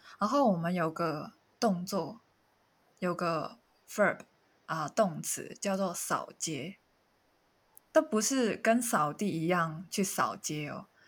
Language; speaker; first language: Chinese; non-native, local second language; Cantonese